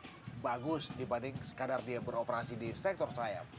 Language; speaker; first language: Indonesian; native; Indonesian